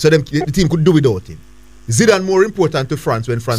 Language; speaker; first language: English; native; English